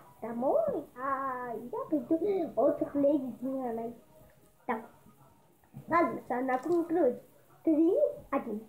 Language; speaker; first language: Russian; early bilingual, heritage; Russian